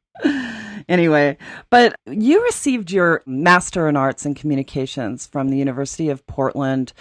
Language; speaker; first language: English; native; English